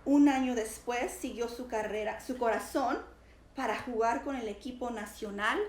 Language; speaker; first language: Spanish; early bilingual, heritage; Spanish